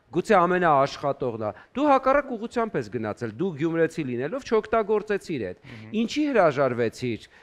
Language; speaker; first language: Armenian; native; Armenian